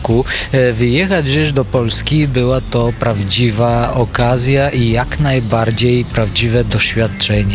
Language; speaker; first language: Polish; non-native, fluent; Bulgarian